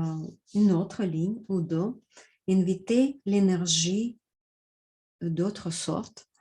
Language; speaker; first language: French; non-native, fluent; Russian